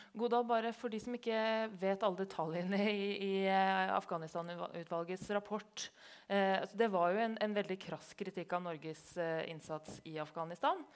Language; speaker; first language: Norwegian; native; Norwegian